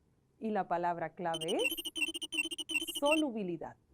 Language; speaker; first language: Spanish; native; Spanish